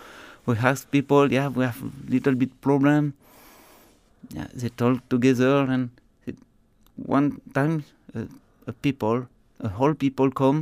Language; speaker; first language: English; non-native, learner; French